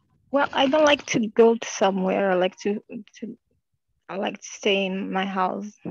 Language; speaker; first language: English; non-native, learner; Portuguese